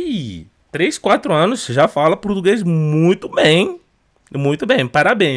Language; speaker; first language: Portuguese; non-native, fluent; Upper Guinea Crioulo